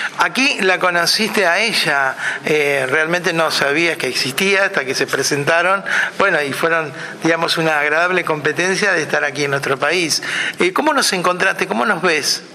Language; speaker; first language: Spanish; native; Spanish